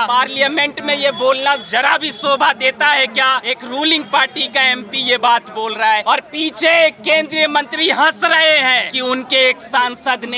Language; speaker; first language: Hindi; native; Hindi